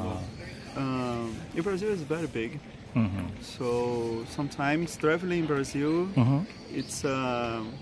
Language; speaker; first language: English; non-native, learner; Portuguese